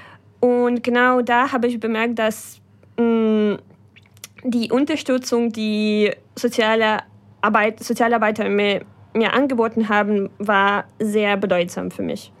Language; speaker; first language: German; non-native, fluent; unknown